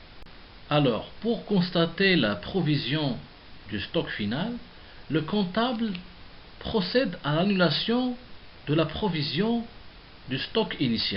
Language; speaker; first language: French; non-native, local second language; Arabic